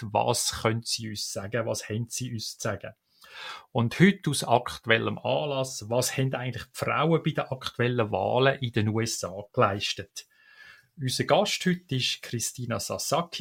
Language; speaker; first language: German; native; German